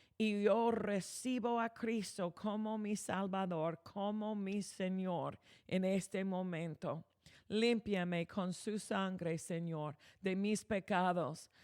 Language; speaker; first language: Spanish; non-native, fluent; English